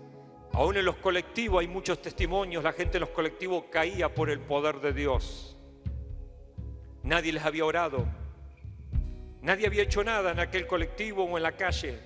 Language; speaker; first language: Spanish; native; Spanish